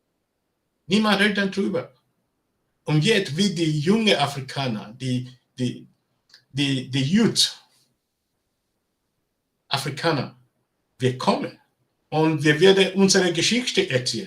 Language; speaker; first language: German; non-native, learner; Bini